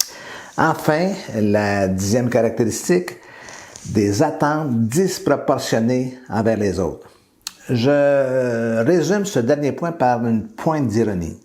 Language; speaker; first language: French; native; French